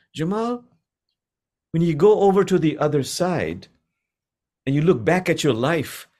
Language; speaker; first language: English; non-native, local second language; Bangla